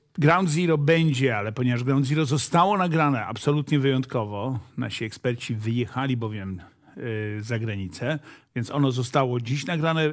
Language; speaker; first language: Polish; native; Polish